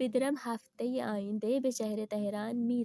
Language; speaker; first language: Persian; non-native, fluent; Urdu